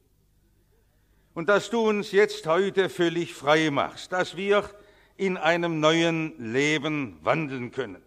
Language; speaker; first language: German; native; German